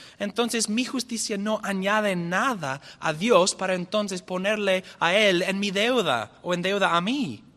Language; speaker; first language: Spanish; non-native, fluent; English